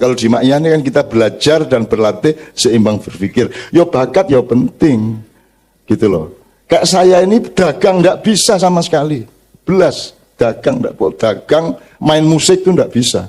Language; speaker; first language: Indonesian; native; Indonesian